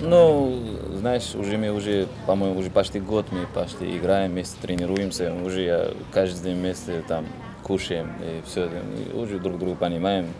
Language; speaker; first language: Russian; non-native, fluent; Uzbek